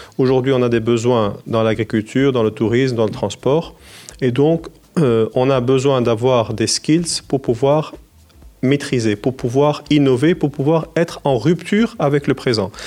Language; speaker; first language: French; non-native, local second language; Arabic